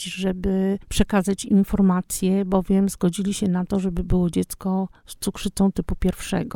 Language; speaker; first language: Polish; native; Polish